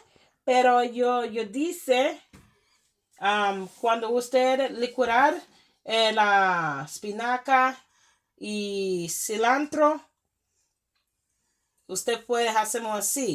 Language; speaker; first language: Spanish; non-native, learner; English